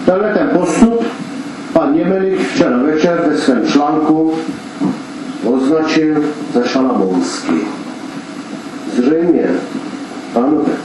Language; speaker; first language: Czech; non-native, fluent; Kurdish